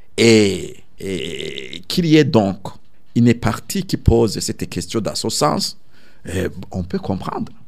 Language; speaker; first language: French; non-native, local second language; Rundi